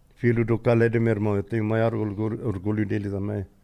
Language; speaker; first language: Portuguese; non-native, learner; Arabic